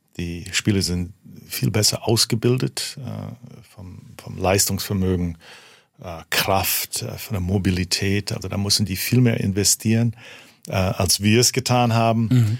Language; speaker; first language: German; early bilingual, heritage; German